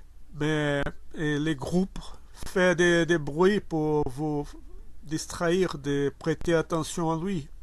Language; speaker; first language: French; non-native, learner; Portuguese